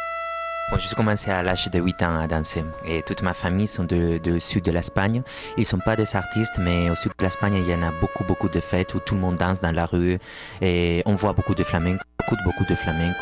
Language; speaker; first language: French; non-native, fluent; Spanish